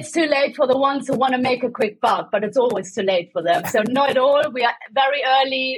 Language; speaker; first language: English; non-native, fluent; German